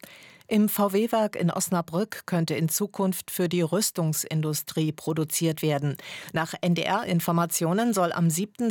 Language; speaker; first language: German; native; German